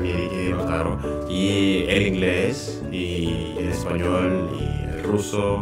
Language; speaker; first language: Spanish; non-native, learner; Indonesian